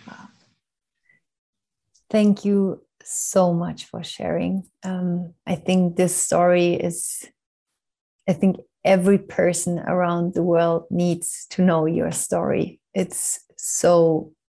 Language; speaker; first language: English; non-native, fluent; German